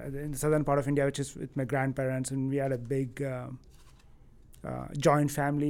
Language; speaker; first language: English; non-native, local second language; Tamil